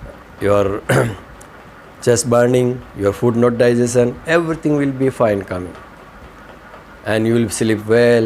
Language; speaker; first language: English; non-native, learner; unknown